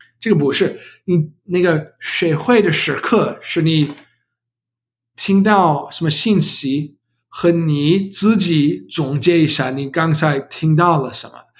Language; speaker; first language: Chinese; non-native, learner; English